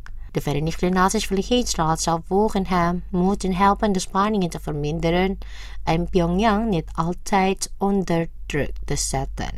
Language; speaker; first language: Dutch; non-native, local second language; Indonesian